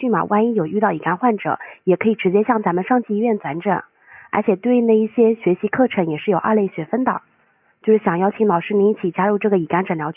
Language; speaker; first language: Chinese; native; Chinese